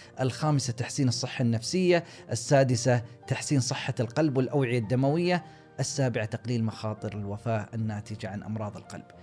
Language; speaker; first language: Arabic; native; Arabic